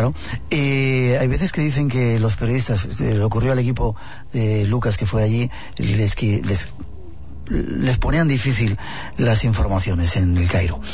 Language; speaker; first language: Spanish; native; Spanish